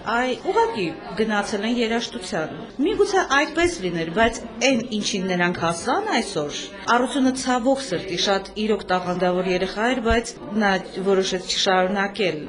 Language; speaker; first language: Armenian; native; Armenian